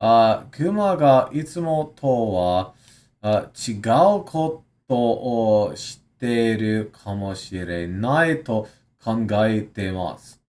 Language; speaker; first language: Japanese; non-native, learner; English